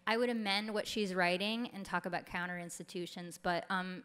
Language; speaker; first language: English; native; English